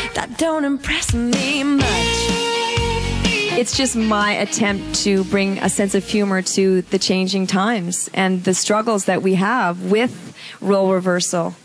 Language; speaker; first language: English; native; English